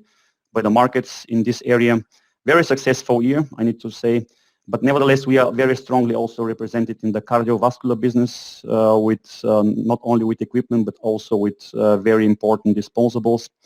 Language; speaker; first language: English; non-native, fluent; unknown